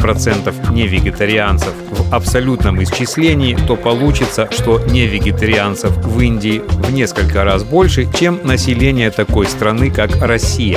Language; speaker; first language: Russian; native; Russian